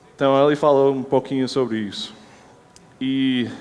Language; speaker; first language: Portuguese; non-native, learner; English